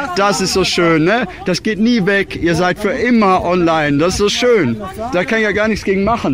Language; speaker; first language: German; native; German